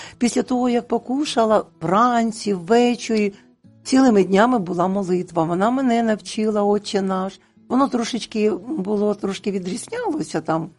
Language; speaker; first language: Ukrainian; non-native, local second language; Russian